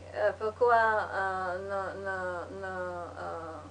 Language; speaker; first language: French; non-native, learner; English